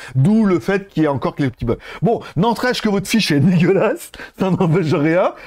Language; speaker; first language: French; native; French